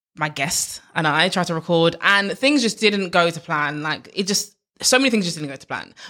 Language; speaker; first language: English; native; English